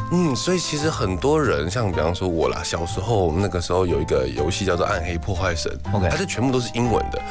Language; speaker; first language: Chinese; native; Chinese